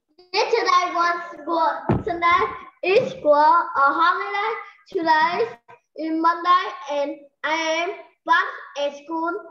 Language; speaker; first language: English; non-native, learner; Vietnamese